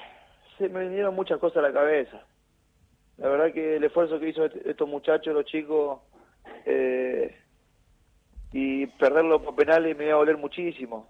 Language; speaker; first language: Spanish; native; Spanish